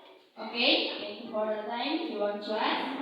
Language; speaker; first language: English; non-native, learner; Indonesian